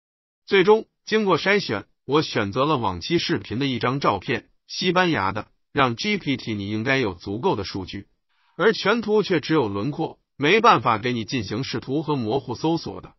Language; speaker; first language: Chinese; native; Chinese